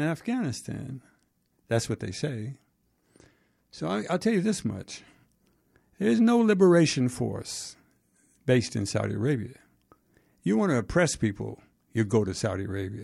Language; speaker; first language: English; native; English